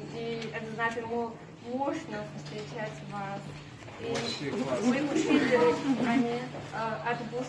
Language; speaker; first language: Russian; non-native, learner; Chinese